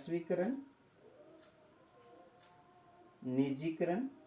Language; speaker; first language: Hindi; native; Hindi